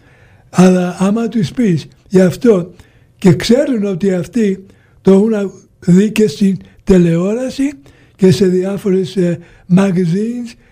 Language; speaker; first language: Greek; early bilingual, heritage; Greek